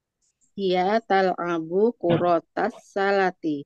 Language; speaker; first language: Arabic; non-native, learner; Indonesian